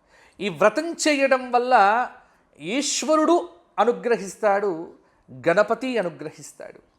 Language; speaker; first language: Telugu; native; Telugu